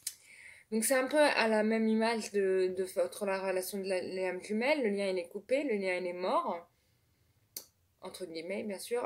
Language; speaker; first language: French; native; French